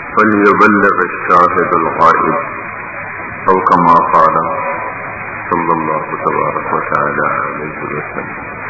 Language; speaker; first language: Urdu; non-native, local second language; Punjabi